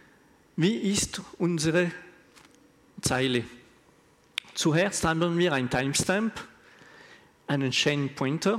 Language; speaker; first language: German; non-native, learner; French